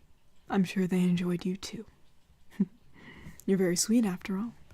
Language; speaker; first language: English; native; English